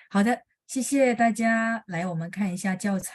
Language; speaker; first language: Chinese; non-native, fluent; Indonesian